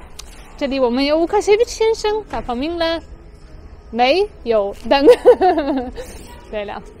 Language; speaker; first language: Chinese; non-native, fluent; Polish